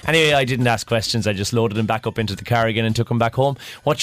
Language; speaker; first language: English; native; English